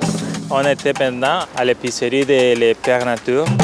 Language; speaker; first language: French; non-native, learner; Spanish